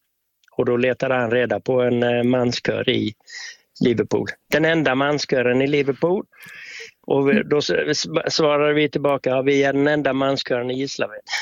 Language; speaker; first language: Swedish; native; Swedish